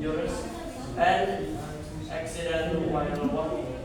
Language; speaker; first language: English; non-native, learner; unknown